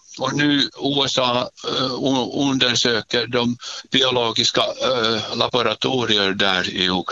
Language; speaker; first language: Swedish; non-native, learner; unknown